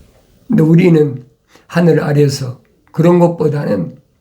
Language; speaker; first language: Korean; native; Korean